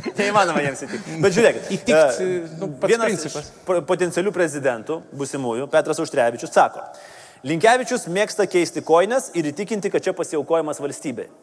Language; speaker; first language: Lithuanian; native; Lithuanian